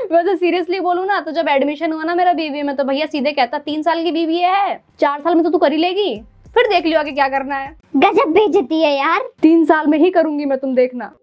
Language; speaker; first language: Hindi; native; Hindi